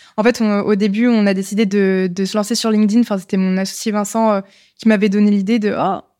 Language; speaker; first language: French; native; French